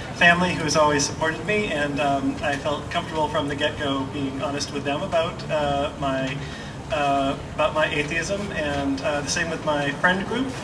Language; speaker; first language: English; native; English